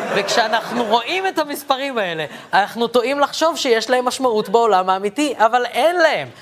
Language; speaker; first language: Hebrew; early bilingual, other home language; Arabic